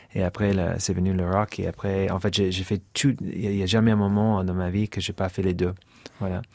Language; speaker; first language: French; non-native, fluent; English